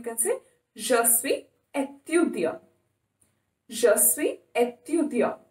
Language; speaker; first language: French; non-native, fluent; Hindi